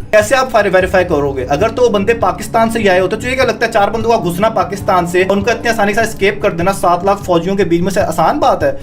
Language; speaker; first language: Urdu; native; Urdu